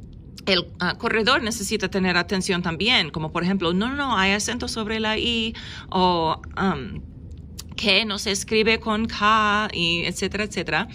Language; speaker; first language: Spanish; non-native, fluent; English